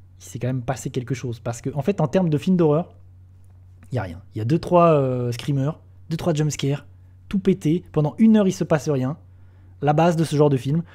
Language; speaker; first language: French; native; French